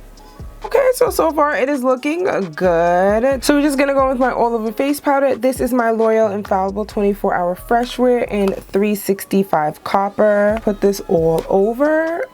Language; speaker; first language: English; native; English